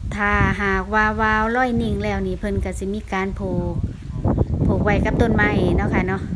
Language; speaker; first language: Thai; native; Thai